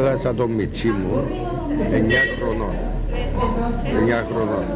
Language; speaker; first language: Greek; non-native, local second language; Turkish